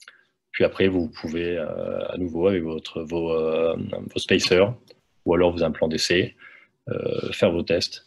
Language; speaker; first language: French; native; French